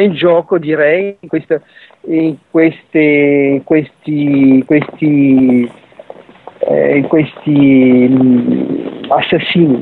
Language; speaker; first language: Italian; early bilingual, heritage; Italian